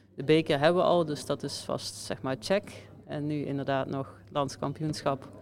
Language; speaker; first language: Dutch; native; Dutch